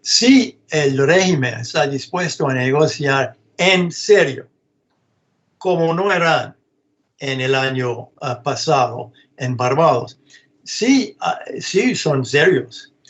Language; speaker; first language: Spanish; non-native, fluent; English